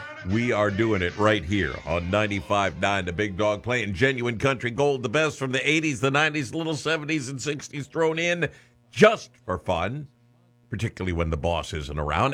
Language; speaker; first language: English; native; English